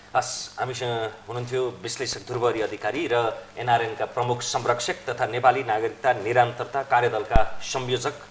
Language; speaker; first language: Nepali; native; Nepali